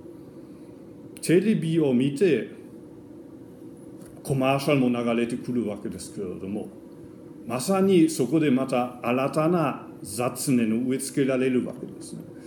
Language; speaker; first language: Japanese; non-native, fluent; German